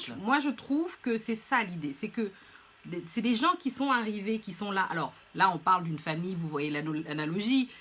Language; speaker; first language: French; non-native, local second language; Fula